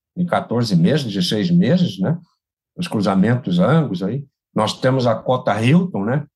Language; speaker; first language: Portuguese; native; Portuguese